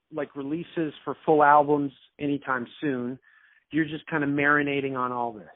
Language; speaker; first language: English; native; English